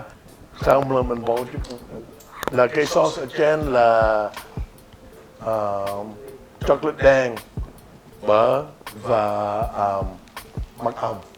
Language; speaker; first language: Vietnamese; early bilingual, heritage; Vietnamese